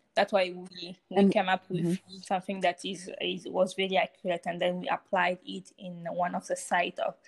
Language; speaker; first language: English; non-native, fluent; Hausa